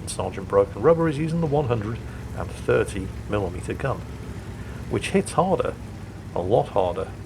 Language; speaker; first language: English; native; English